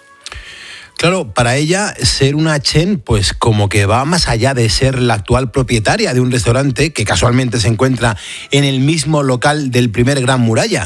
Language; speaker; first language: Spanish; native; Spanish